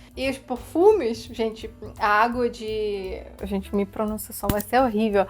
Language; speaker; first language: Portuguese; non-native, fluent; Russian